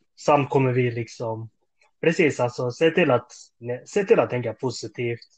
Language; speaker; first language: Swedish; early bilingual, other home language; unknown